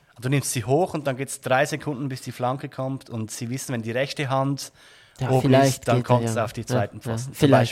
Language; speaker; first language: German; native; German